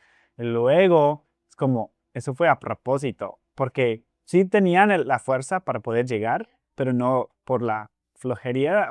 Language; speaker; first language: Spanish; non-native, fluent; English